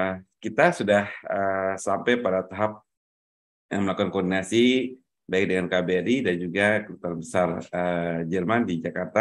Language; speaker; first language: Indonesian; native; Indonesian